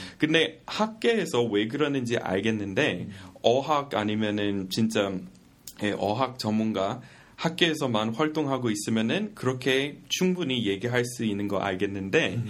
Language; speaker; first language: Korean; non-native, fluent; English